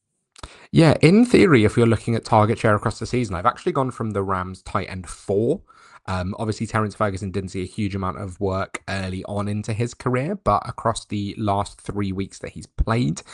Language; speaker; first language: English; native; English